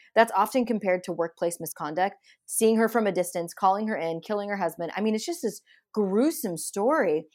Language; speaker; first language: English; early bilingual, other home language; Hindi